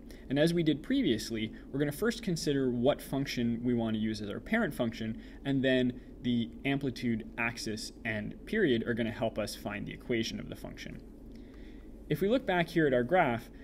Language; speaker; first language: English; native; English